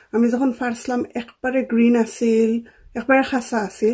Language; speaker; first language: Bangla; early bilingual, other home language; Sylheti